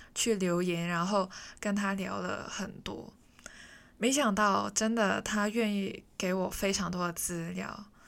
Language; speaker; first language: Chinese; non-native, local second language; Cantonese